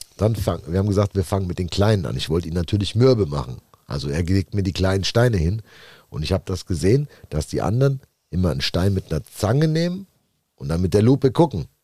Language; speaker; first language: German; native; German